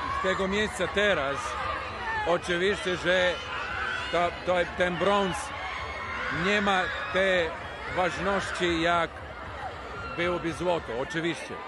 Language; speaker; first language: Polish; non-native, learner; Serbian